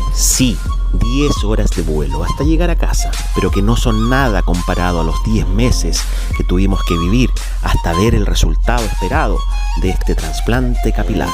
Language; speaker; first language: Spanish; native; Spanish